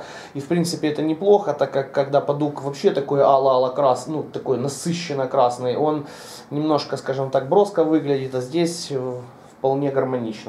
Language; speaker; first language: Russian; native; Russian